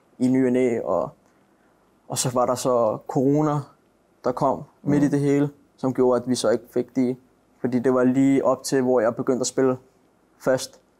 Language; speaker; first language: Danish; native; Danish